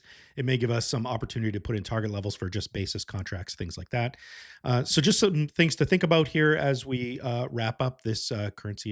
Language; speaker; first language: English; native; English